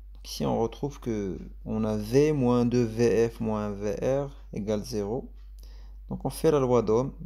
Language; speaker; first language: French; non-native, local second language; Arabic